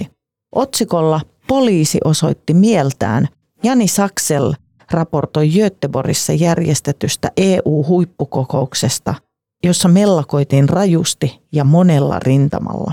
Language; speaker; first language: Finnish; native; Finnish